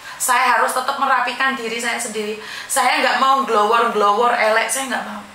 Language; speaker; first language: Indonesian; non-native, local second language; Javanese